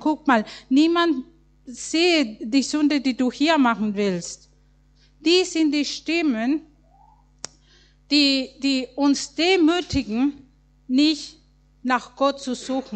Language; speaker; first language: German; non-native, fluent; Spanish